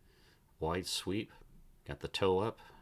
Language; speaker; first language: English; native; English